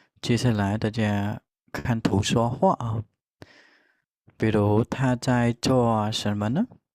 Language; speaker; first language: Chinese; non-native, fluent; Khmer